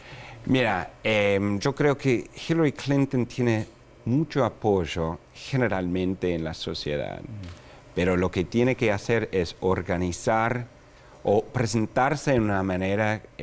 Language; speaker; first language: Spanish; non-native, fluent; English